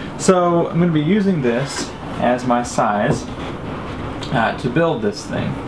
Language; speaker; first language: English; native; English